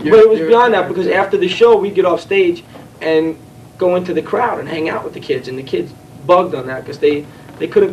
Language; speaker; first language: English; native; English